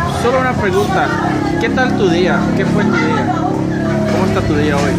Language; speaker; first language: Spanish; non-native, learner; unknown